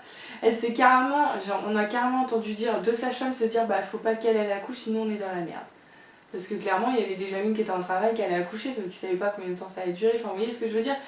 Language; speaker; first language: French; native; French